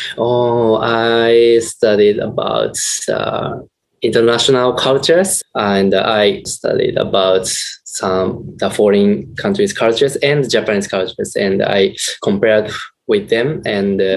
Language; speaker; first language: English; non-native, learner; Japanese